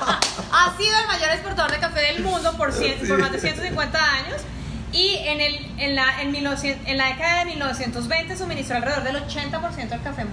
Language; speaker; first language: Spanish; native; Spanish